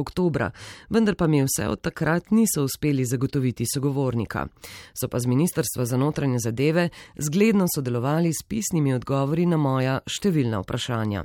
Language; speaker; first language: Slovenian; native; Slovenian